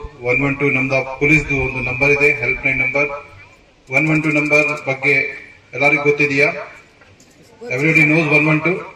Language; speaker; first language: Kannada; non-native, fluent; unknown